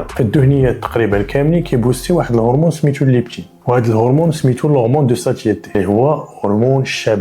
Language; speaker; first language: Arabic; native; Arabic